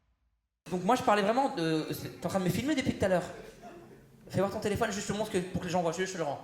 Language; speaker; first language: French; native; French